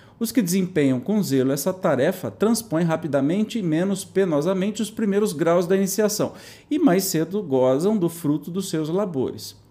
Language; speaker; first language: Portuguese; native; Portuguese